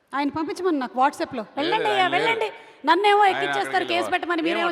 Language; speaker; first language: Telugu; native; Telugu